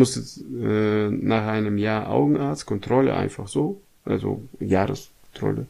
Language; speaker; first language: German; non-native, fluent; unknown